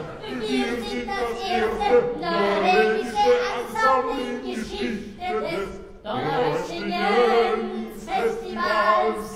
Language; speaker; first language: German; non-native, learner; Norwegian